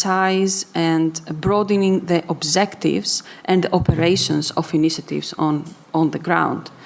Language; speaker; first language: English; non-native, fluent; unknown